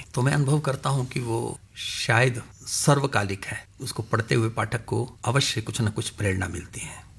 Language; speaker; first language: Hindi; non-native, local second language; Punjabi